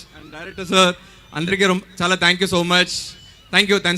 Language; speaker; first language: Telugu; non-native, learner; Tamil